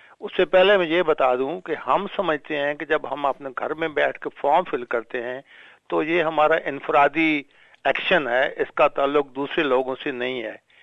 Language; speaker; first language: Urdu; non-native, local second language; Punjabi